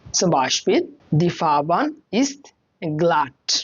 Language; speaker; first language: German; non-native, fluent; Bangla